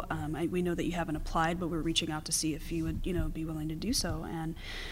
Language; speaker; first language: English; native; English